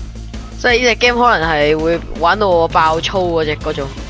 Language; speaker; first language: Chinese; native; Chinese